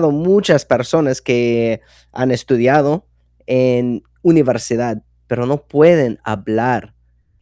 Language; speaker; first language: Spanish; non-native, fluent; English